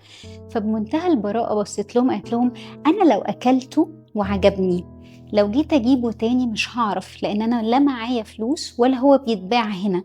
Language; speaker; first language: Arabic; native; Arabic